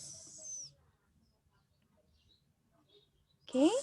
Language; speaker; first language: English; non-native, learner; Indonesian